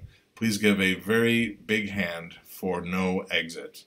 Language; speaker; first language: English; native; English